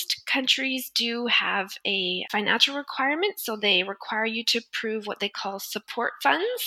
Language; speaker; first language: English; native; English